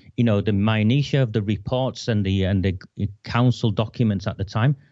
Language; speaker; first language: English; native; English